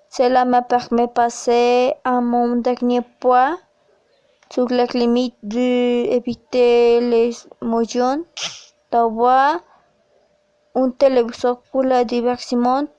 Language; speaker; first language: French; non-native, learner; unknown